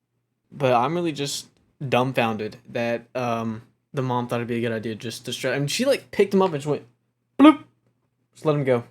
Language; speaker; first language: English; native; English